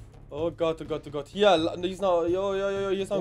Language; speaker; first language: German; native; German